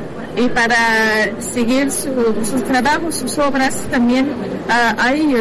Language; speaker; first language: Spanish; non-native, learner; French